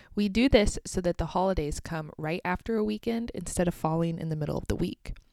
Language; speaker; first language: English; native; English